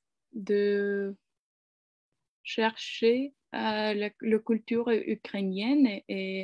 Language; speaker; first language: French; non-native, learner; Ukrainian